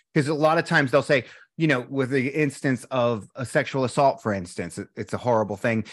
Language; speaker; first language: English; native; English